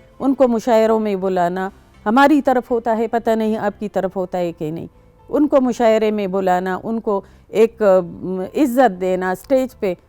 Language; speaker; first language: Urdu; non-native, local second language; Pashto